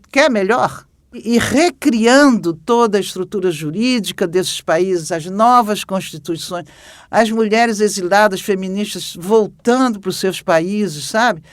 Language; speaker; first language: Portuguese; native; Portuguese